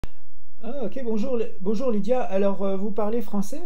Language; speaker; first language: French; non-native, fluent; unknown